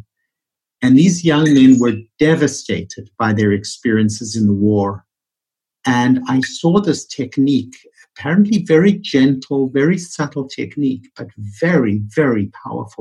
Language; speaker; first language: English; native; English